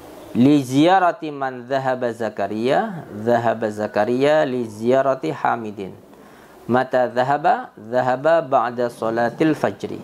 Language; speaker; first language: Arabic; non-native, fluent; Indonesian